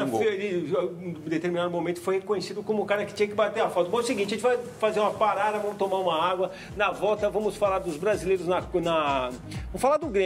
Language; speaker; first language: Portuguese; native; Portuguese